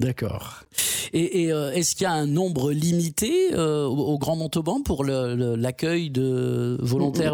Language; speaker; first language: French; native; French